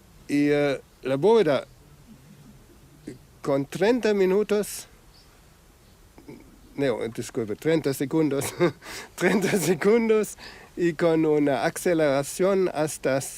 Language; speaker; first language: Spanish; non-native, fluent; German